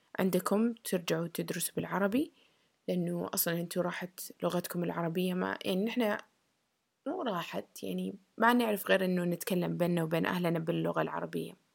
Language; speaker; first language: Arabic; early bilingual, heritage; Arabic